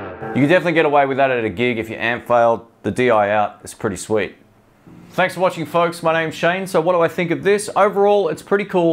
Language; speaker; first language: English; native; English